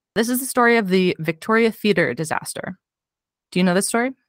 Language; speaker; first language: English; native; English